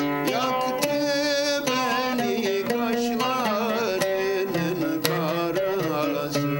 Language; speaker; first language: Turkish; native; Turkish